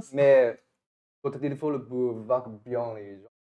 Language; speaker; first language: French; non-native, fluent; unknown